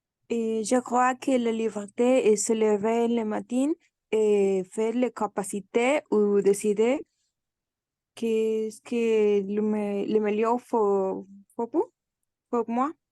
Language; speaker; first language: French; non-native, learner; Spanish